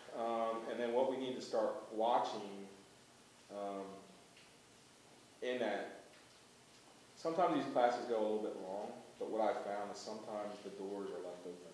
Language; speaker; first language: English; native; English